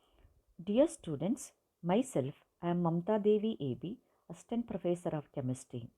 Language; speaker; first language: English; non-native, local second language; Kannada